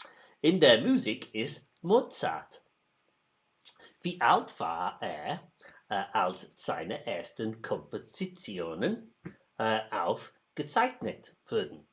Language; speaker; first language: German; non-native, learner; English